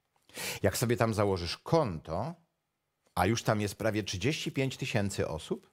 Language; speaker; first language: Polish; native; Polish